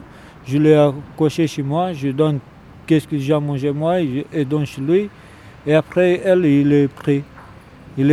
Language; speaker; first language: French; non-native, learner; Romanian